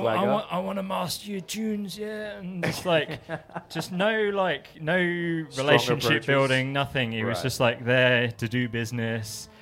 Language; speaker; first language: English; native; English